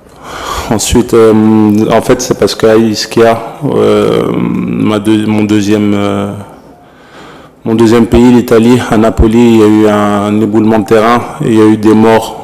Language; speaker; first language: French; native; French